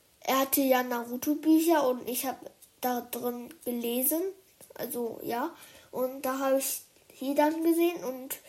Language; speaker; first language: German; early bilingual, other home language; Chinese